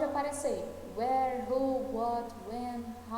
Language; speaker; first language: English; non-native, fluent; Portuguese